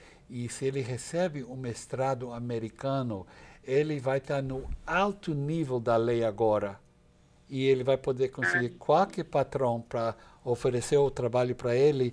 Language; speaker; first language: Portuguese; non-native, fluent; English